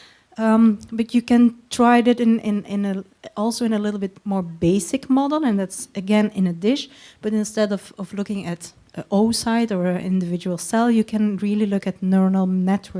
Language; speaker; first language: English; non-native, fluent; Dutch